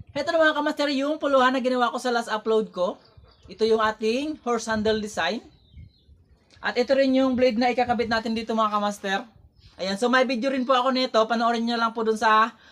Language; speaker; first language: Filipino; native; Filipino